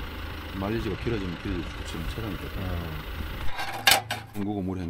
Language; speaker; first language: Korean; native; Korean